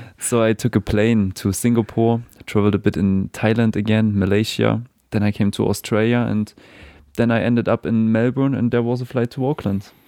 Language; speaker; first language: English; non-native, fluent; German